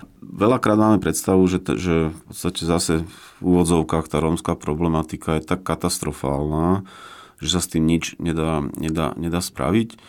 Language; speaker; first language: Slovak; native; Slovak